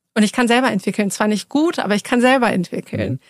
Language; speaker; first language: German; early bilingual, other home language; Persian